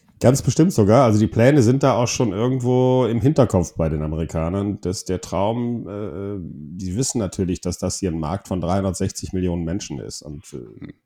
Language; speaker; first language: German; non-native, fluent; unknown